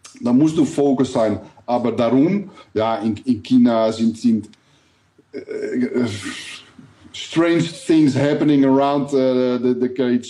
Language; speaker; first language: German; non-native, learner; Dutch